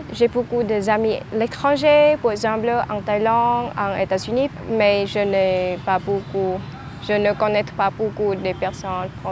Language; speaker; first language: French; non-native, learner; Vietnamese